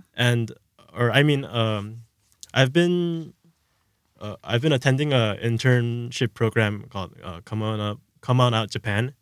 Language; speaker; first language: English; early bilingual, other home language; Korean